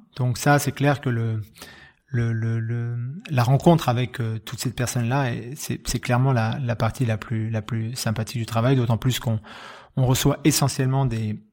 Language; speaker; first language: French; native; French